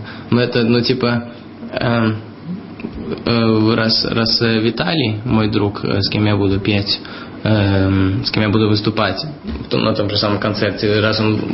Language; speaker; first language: Russian; early bilingual, heritage; Russian